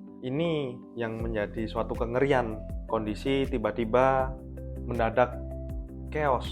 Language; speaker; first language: Indonesian; native; Indonesian